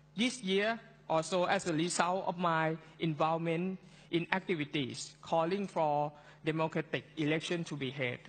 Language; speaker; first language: English; non-native, fluent; Thai